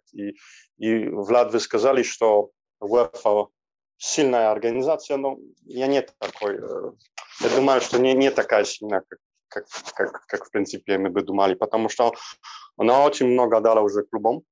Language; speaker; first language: Russian; non-native, learner; Polish